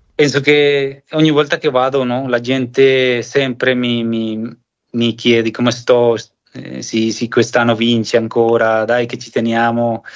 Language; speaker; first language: Italian; non-native, fluent; Spanish